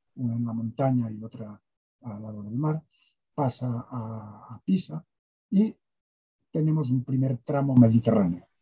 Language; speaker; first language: Spanish; native; Spanish